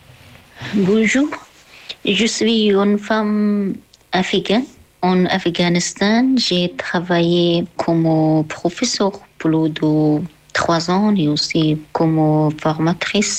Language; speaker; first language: French; non-native, learner; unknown